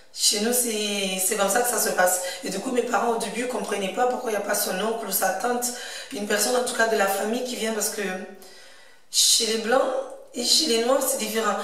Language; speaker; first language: French; early bilingual, other home language; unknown